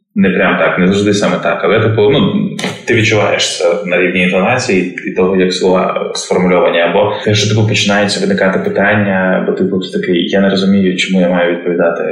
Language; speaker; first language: Ukrainian; non-native, local second language; Russian